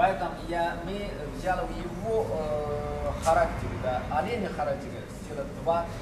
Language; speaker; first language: Russian; non-native, learner; Chinese